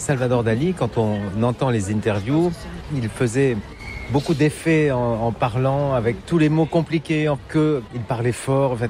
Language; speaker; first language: French; native; French